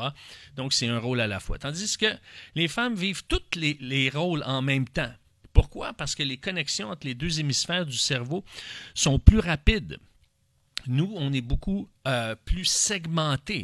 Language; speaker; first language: French; native; French